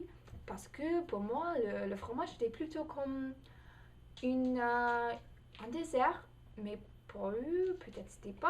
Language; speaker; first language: French; non-native, fluent; English